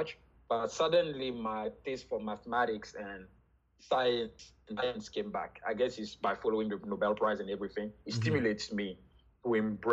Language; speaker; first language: English; non-native, fluent; French